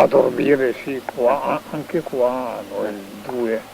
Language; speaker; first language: Italian; non-native, learner; Slovenian